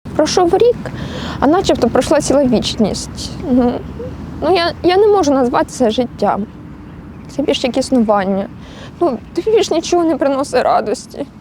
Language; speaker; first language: Ukrainian; native; Ukrainian